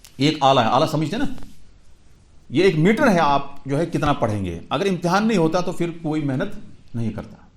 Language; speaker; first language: Urdu; non-native, local second language; Kashmiri